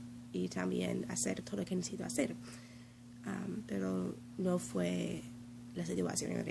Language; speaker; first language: Spanish; non-native, learner; English